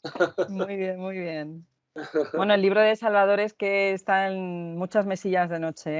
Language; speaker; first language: Spanish; native; Spanish